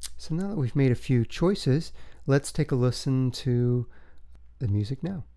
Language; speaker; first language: English; native; English